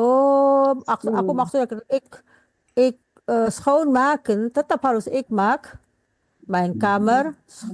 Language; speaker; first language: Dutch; non-native, fluent; Indonesian